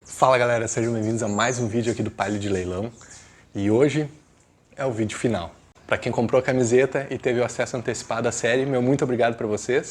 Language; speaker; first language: Portuguese; native; Portuguese